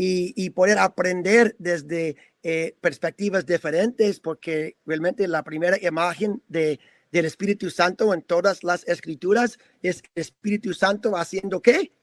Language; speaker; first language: Spanish; non-native, fluent; English